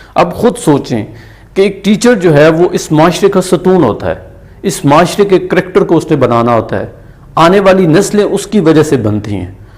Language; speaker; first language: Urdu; non-native, local second language; Punjabi